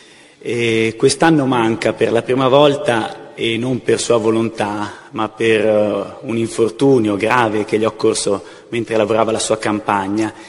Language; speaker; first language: Italian; native; Italian